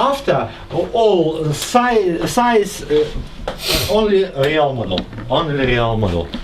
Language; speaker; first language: English; non-native, learner; Russian